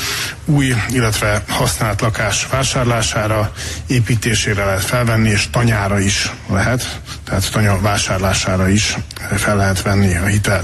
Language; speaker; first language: Hungarian; native; Hungarian